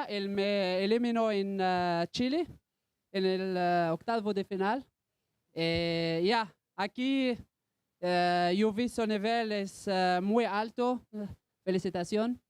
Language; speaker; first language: Spanish; non-native, learner; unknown